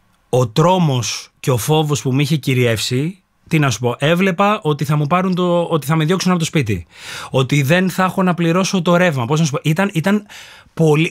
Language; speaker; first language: Greek; native; Greek